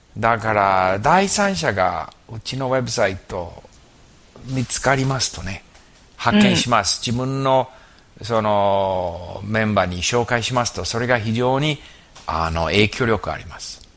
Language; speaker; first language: Japanese; non-native, fluent; English